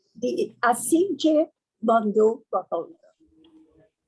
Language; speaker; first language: Portuguese; non-native, learner; Persian